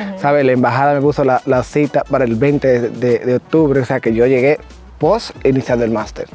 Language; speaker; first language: Spanish; native; Spanish